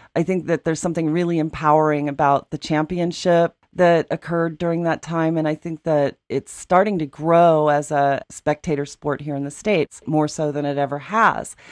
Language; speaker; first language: English; native; English